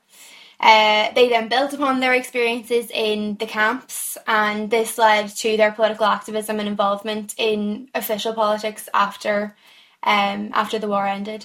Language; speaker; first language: English; native; English